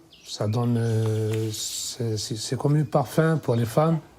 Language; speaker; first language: French; non-native, local second language; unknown